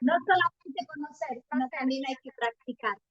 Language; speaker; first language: Spanish; non-native, learner; Portuguese